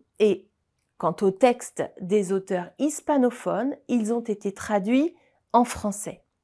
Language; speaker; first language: French; native; French